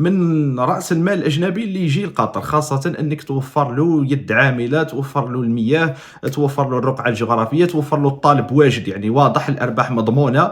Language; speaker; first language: Arabic; native; Arabic